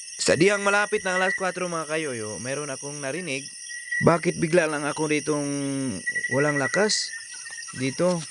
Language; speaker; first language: Filipino; non-native, local second language; Cebuano